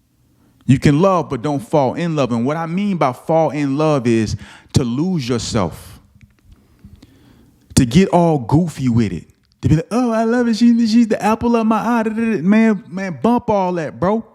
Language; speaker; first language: English; native; English